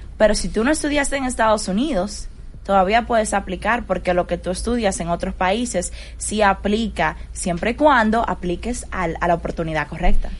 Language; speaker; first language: Spanish; native; Spanish